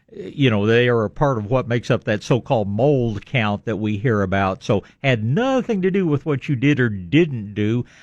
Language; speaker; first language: English; native; English